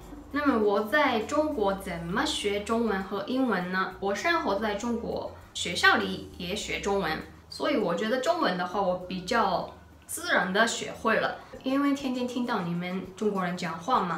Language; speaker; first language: Chinese; non-native, fluent; Japanese